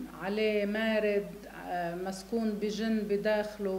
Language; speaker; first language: Arabic; native; Arabic